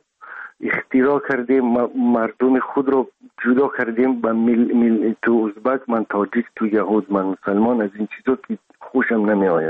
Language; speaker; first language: Persian; non-native, local second language; Russian